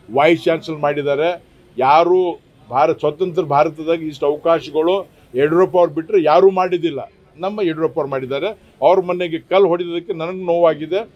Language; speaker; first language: Kannada; non-native, local second language; Lambadi